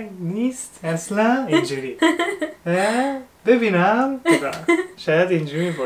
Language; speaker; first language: Persian; non-native, fluent; Japanese